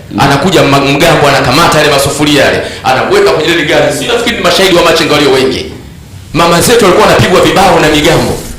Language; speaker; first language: Swahili; native; Swahili